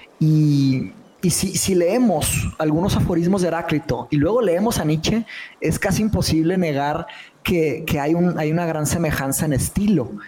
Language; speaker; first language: Spanish; early bilingual, other home language; Portuguese